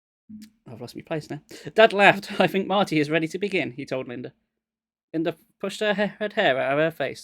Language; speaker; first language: English; native; English